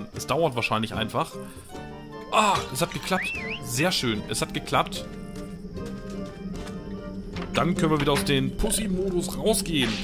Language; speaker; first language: German; native; German